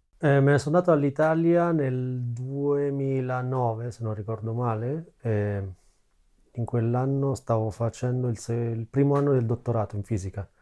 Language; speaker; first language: Italian; native; Italian